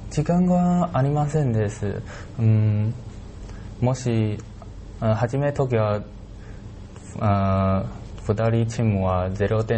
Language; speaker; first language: Japanese; non-native, learner; Chinese